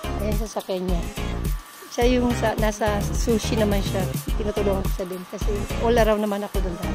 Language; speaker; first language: Filipino; native; Filipino